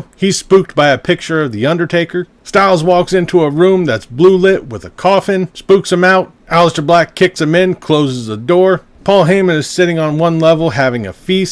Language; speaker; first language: English; native; English